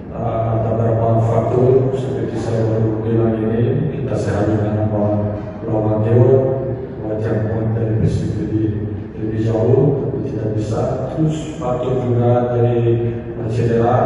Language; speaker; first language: Indonesian; non-native, fluent; Portuguese